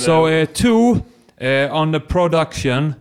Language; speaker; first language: English; non-native, fluent; Swedish